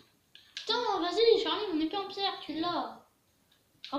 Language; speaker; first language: French; native; French